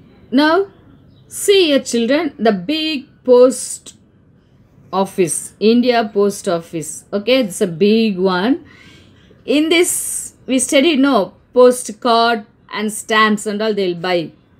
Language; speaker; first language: English; non-native, local second language; Tamil